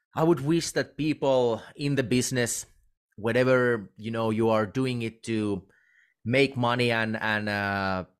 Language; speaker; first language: English; non-native, fluent; Finnish